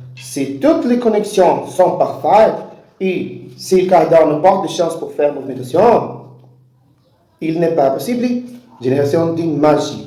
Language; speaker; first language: French; non-native, learner; Portuguese